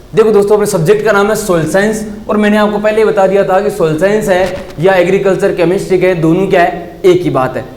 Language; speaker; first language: Hindi; native; Hindi